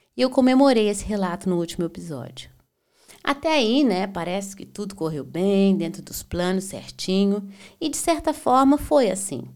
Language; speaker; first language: Portuguese; native; Portuguese